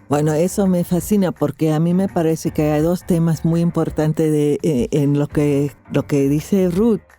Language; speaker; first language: Spanish; non-native, fluent; English